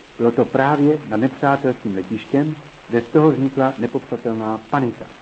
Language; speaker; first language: Czech; native; Czech